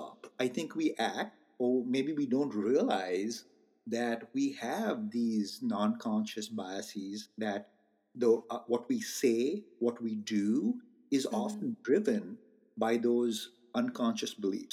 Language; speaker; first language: English; non-native, local second language; Hindi